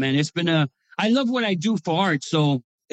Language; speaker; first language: English; native; English